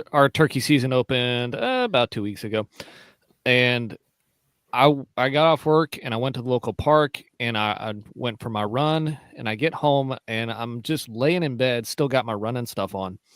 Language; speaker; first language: English; native; English